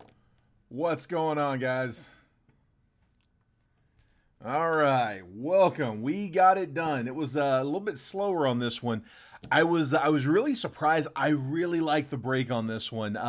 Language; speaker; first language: English; native; English